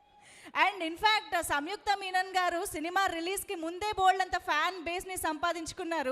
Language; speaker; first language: Telugu; native; Telugu